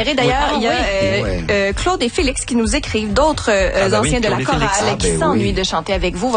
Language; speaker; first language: French; native; French